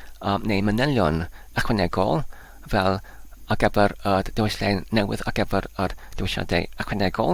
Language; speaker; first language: Welsh; non-native, learner; Polish